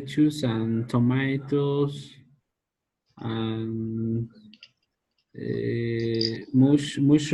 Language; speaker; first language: English; non-native, learner; Spanish